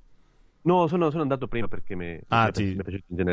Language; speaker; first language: Italian; non-native, learner; Spanish